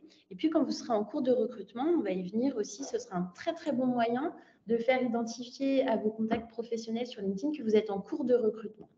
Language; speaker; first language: French; native; French